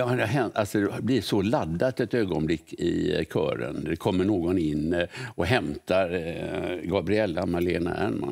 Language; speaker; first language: Swedish; native; Swedish